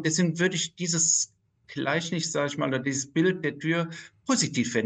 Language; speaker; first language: German; native; German